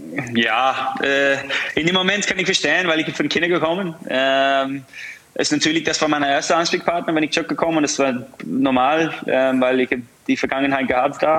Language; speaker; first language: German; non-native, fluent; English